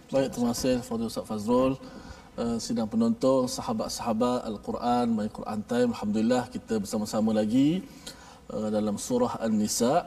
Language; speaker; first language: Malay; native; Malay